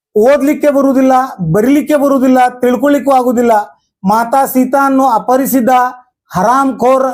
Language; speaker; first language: Kannada; non-native, local second language; Urdu